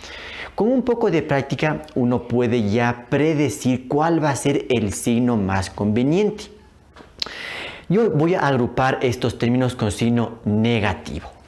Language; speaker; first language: Spanish; native; Spanish